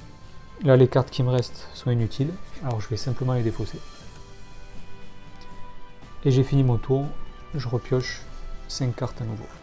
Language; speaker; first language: French; native; French